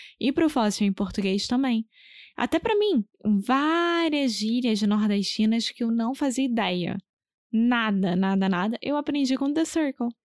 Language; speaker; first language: Portuguese; native; Portuguese